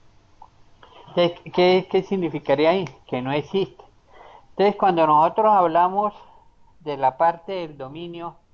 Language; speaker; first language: Spanish; native; Spanish